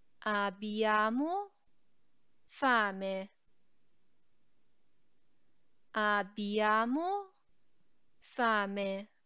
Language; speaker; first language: Italian; non-native, fluent; Chinese